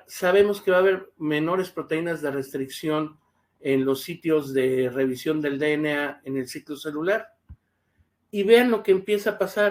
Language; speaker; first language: Spanish; native; Spanish